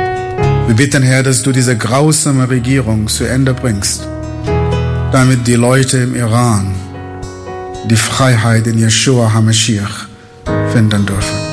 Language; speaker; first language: German; non-native, fluent; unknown